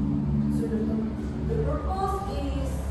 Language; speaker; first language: English; non-native, learner; Indonesian